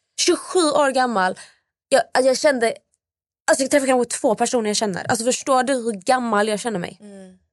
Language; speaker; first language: Swedish; native; Swedish